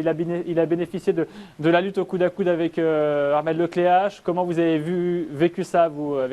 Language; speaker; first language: French; native; French